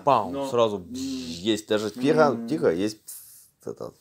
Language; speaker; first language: Russian; native; Russian